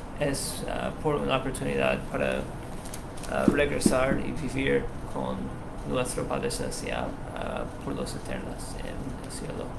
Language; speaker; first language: Spanish; non-native, learner; English